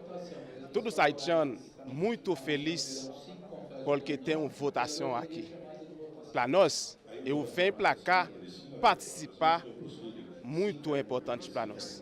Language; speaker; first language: Portuguese; non-native, learner; Haitian Creole